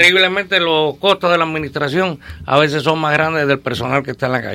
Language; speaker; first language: Spanish; native; Spanish